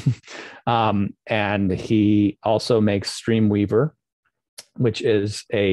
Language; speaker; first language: English; native; English